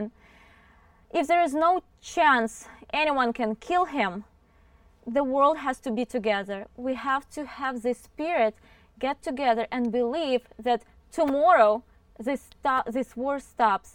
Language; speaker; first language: English; non-native, fluent; Ukrainian